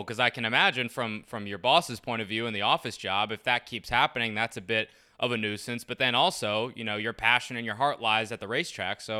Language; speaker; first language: English; native; English